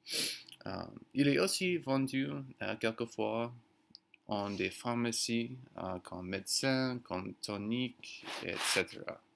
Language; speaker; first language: French; non-native, learner; English